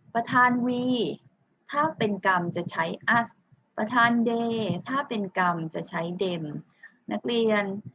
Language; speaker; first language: Thai; native; Thai